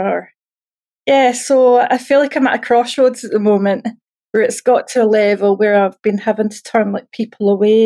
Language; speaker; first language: English; native; English